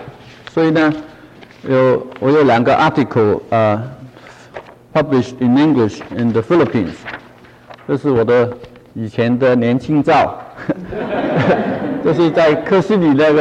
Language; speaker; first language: Chinese; non-native, local second language; Cantonese